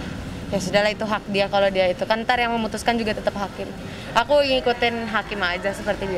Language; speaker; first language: Indonesian; native; Indonesian